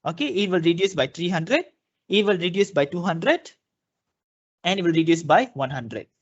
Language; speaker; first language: English; non-native, local second language; Malay